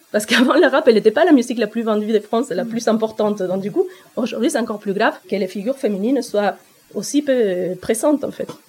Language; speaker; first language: French; non-native, fluent; Spanish